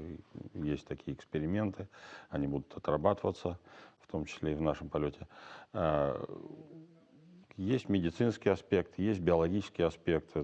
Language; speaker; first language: Russian; native; Russian